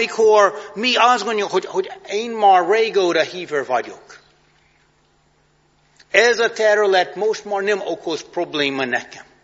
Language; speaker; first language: Hungarian; non-native, fluent; English